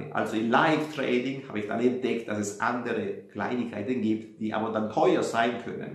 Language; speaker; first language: German; non-native, fluent; Italian